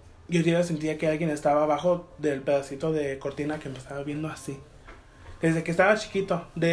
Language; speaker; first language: Spanish; early bilingual, heritage; Spanish